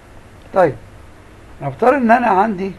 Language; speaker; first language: Arabic; native; Arabic